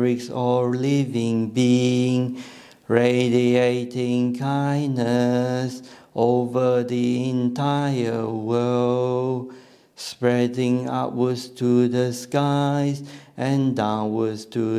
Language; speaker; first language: English; non-native, local second language; Chinese